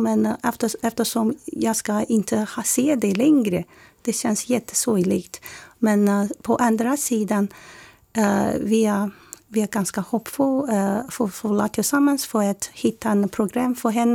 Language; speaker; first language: Swedish; non-native, fluent; Chinese